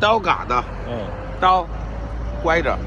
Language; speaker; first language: Chinese; native; Chinese